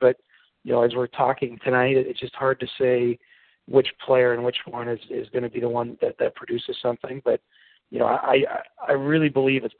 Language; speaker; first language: English; native; English